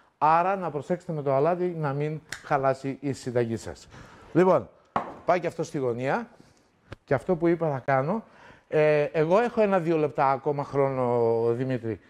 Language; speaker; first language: Greek; native; Greek